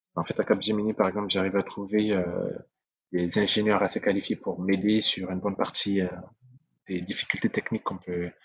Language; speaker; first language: French; non-native, local second language; Sango